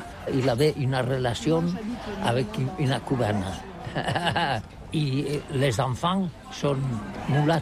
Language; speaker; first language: French; non-native, learner; Catalan